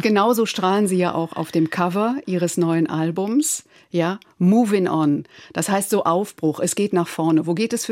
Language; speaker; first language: German; native; German